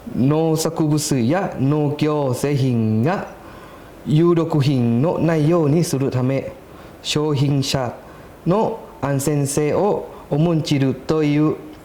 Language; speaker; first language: Japanese; non-native, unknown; Thai